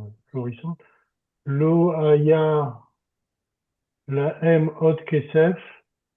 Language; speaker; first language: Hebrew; non-native, learner; French